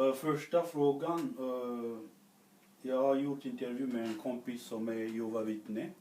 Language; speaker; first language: Swedish; non-native, fluent; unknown